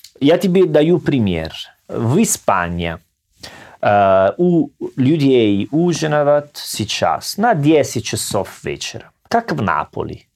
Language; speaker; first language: Russian; non-native, learner; Italian